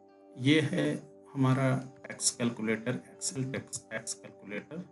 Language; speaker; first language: Hindi; native; Hindi